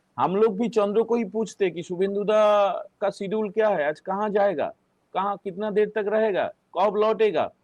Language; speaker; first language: Hindi; non-native, local second language; Bangla